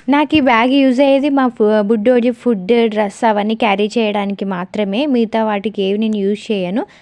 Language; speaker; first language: Telugu; non-native, local second language; Lambadi